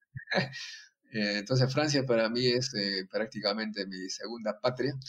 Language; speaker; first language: Spanish; native; Spanish